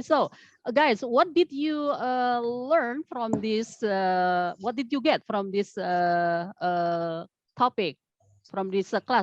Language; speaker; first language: English; non-native, fluent; Indonesian